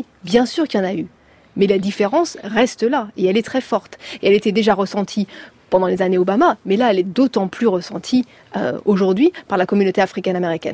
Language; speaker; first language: French; native; French